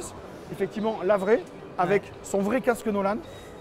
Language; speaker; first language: French; native; French